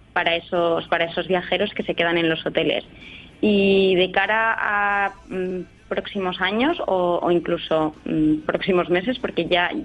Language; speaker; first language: Spanish; native; Spanish